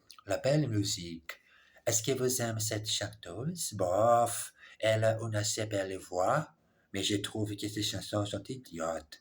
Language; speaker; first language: French; non-native, learner; English